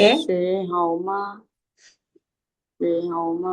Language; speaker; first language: Chinese; non-native, learner; Lao